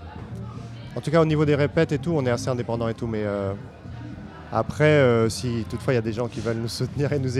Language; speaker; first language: French; native; French